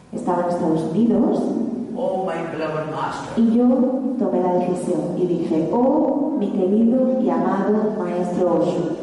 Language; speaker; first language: Spanish; non-native, fluent; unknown